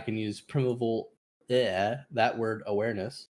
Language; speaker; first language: English; native; English